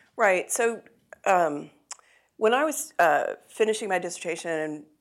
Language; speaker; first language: English; native; English